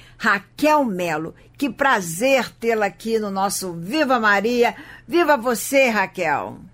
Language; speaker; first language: Portuguese; native; Portuguese